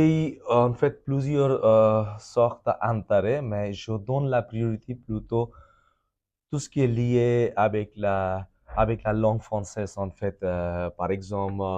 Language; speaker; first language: French; non-native, fluent; Bangla